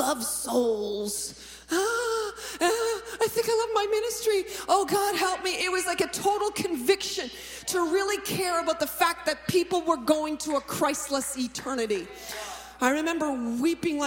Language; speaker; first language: English; native; English